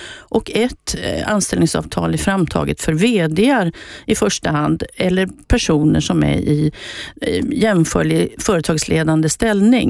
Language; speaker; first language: Swedish; native; Swedish